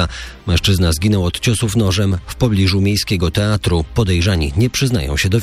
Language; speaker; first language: Polish; native; Polish